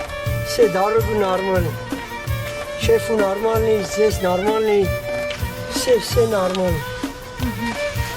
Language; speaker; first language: Russian; non-native, learner; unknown